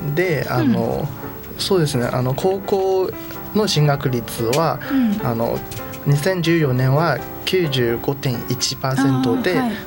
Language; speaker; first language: Japanese; non-native, fluent; Chinese